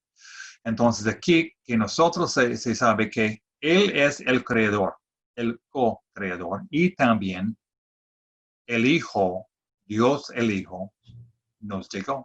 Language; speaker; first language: Spanish; non-native, fluent; English